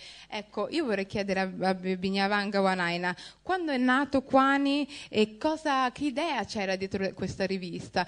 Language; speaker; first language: Italian; early bilingual, other home language; Somali